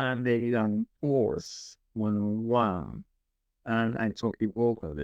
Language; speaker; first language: English; non-native, learner; Spanish